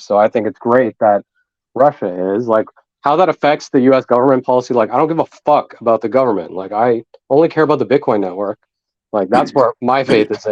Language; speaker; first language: English; native; English